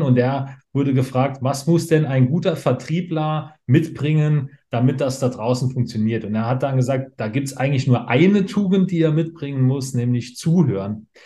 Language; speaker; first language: German; native; German